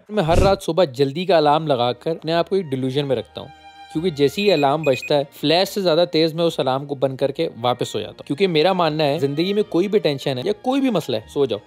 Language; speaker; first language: Urdu; native; Urdu